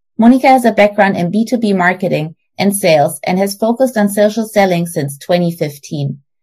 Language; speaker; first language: English; non-native, fluent; German